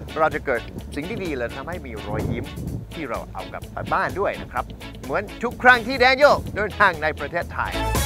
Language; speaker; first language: Thai; non-native, fluent; English